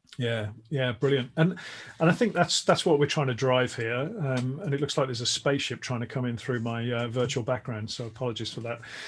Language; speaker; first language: English; native; English